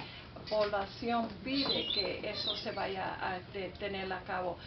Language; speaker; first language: Spanish; early bilingual, heritage; Spanish